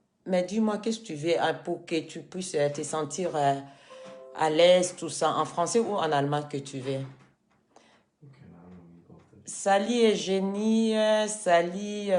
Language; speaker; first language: French; non-native, fluent; Lingala